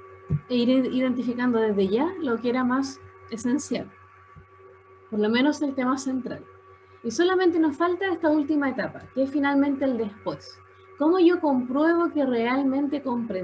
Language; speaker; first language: Spanish; native; Spanish